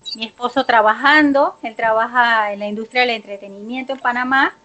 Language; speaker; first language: Spanish; native; Spanish